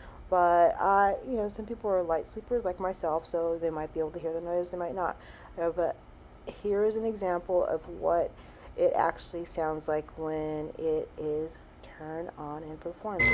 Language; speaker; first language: English; native; English